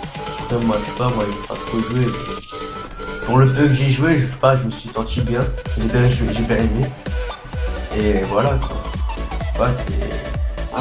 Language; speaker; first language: French; native; French